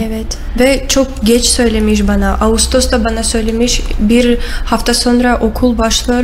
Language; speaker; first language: Turkish; non-native, learner; Russian